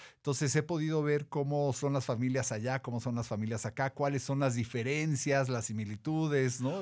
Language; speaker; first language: Spanish; native; Spanish